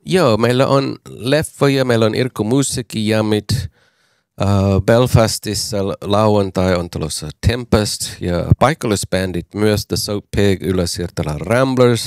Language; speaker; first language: Finnish; non-native, learner; English